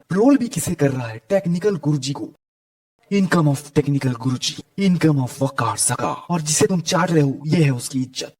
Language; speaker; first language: Hindi; native; Hindi